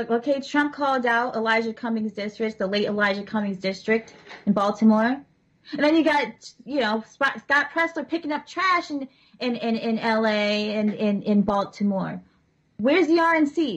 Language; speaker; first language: English; native; English